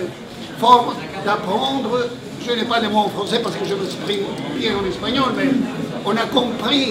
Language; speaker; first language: French; non-native, fluent; Spanish